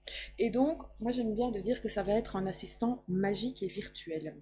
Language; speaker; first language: French; native; French